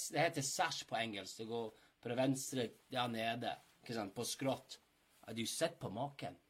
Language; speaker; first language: Norwegian; non-native, fluent; English